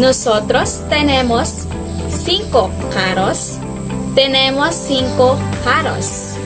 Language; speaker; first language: Spanish; non-native, learner; Filipino